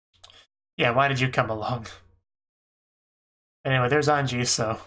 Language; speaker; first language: English; native; English